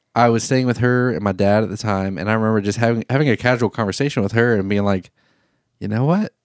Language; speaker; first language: English; native; English